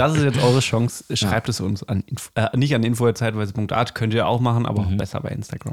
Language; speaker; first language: German; native; German